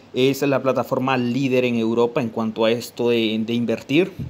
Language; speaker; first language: Spanish; native; Spanish